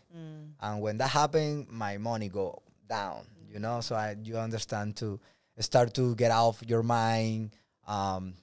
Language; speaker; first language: English; non-native, learner; Spanish